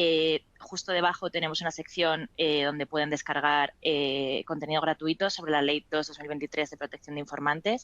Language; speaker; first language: Spanish; native; Spanish